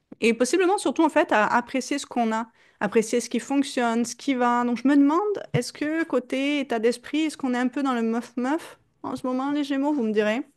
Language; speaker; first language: French; native; French